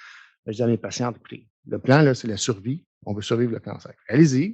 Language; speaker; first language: French; native; French